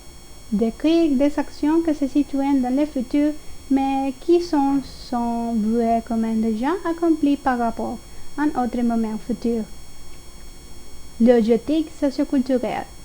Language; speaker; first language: French; non-native, learner; Spanish